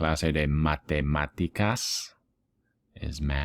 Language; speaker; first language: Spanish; non-native, fluent; English